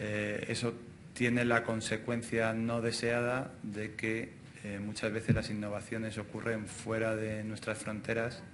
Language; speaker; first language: Spanish; native; Spanish